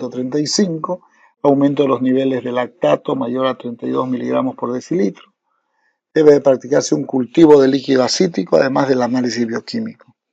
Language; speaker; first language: Spanish; native; Spanish